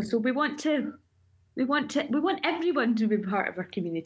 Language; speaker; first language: English; native; English